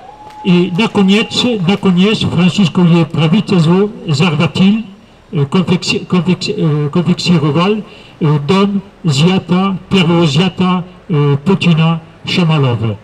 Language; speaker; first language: Russian; non-native, fluent; French